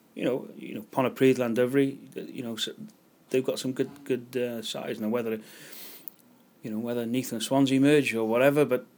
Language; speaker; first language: English; native; English